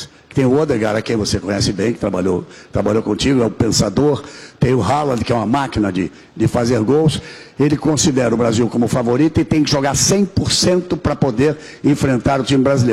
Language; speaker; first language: Portuguese; native; Portuguese